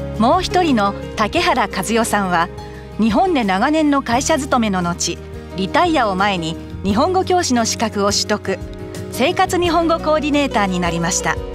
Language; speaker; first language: Japanese; native; Japanese